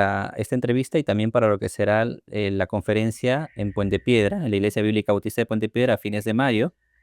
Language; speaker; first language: Spanish; native; Spanish